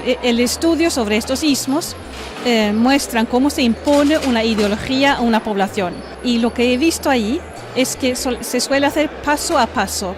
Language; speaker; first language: Spanish; non-native, fluent; Swedish